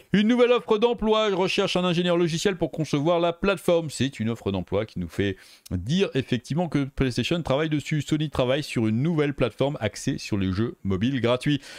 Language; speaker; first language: French; native; French